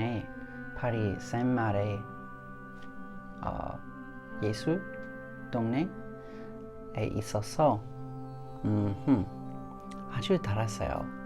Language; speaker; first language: Korean; non-native, learner; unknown